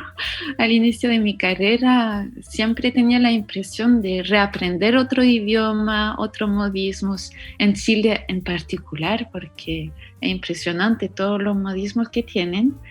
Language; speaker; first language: Spanish; non-native, fluent; French